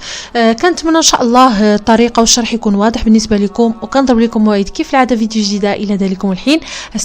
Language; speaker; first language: Arabic; native; Arabic